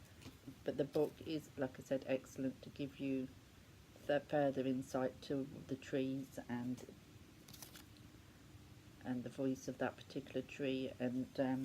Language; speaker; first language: English; native; English